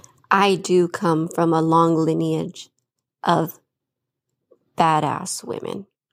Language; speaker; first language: English; early bilingual, other home language; Spanish